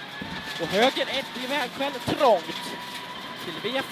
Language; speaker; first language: Swedish; native; Swedish